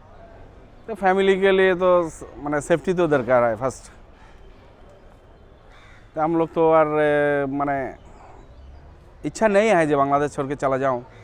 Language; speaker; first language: Hindi; non-native, local second language; Bangla